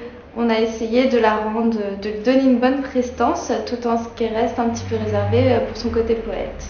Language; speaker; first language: French; native; French